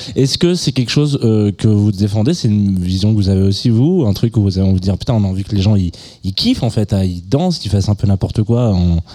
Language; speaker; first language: French; native; French